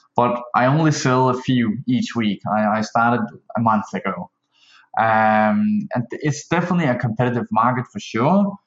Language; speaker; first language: English; non-native, fluent; Danish